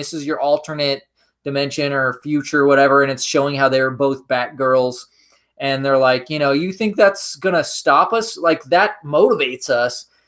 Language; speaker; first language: English; native; English